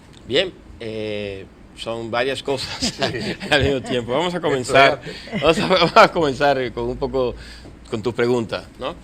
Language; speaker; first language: Spanish; native; Spanish